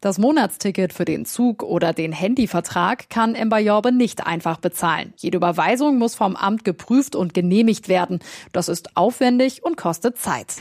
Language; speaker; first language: German; native; German